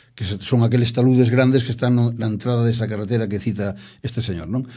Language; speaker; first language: Spanish; non-native, local second language; Galician